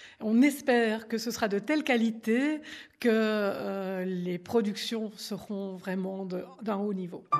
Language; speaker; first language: French; native; French